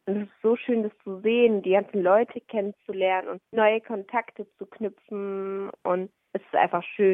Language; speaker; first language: German; early bilingual, other home language; Somali